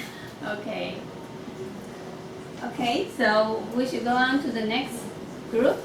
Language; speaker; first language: English; non-native, local second language; Chinese